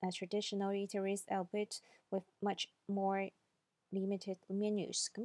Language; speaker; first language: English; non-native, local second language; Cantonese